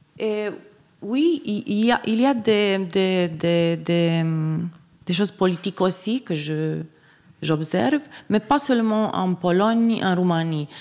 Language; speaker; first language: French; non-native, fluent; Romanian